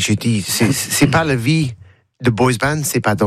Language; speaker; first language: French; non-native, learner; English